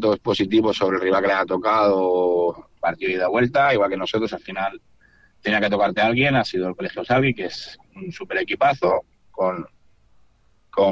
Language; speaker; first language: Spanish; native; Spanish